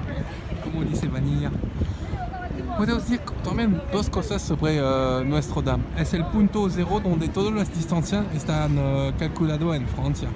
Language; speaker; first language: Spanish; non-native, learner; French